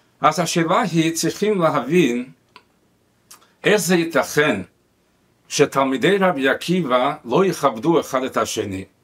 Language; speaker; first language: Hebrew; non-native, fluent; Spanish